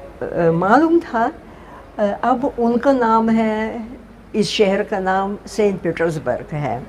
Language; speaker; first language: Hindi; non-native, fluent; Russian